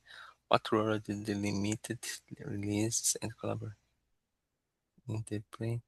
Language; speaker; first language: English; non-native, learner; Portuguese